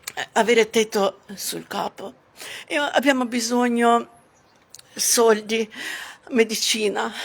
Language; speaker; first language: Italian; non-native, learner; Ukrainian